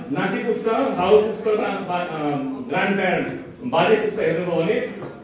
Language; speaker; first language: Nepali; non-native, local second language; Eastern Tamang